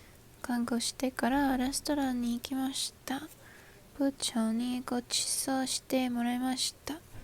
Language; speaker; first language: Japanese; non-native, learner; English